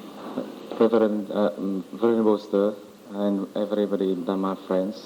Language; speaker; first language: English; non-native, learner; Vietnamese